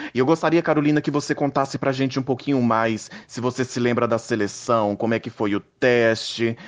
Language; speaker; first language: Portuguese; native; Portuguese